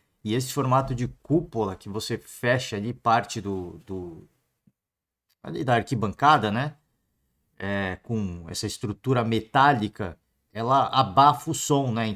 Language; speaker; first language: Portuguese; native; Portuguese